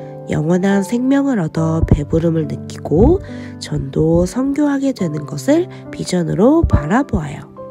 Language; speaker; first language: Korean; native; Korean